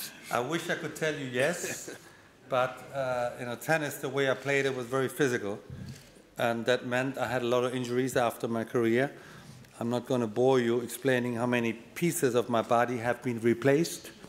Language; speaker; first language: English; non-native, fluent; German